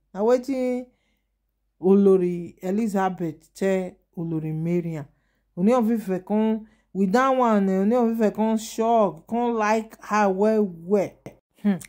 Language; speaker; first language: Nigerian Pidgin; non-native, local second language; Yoruba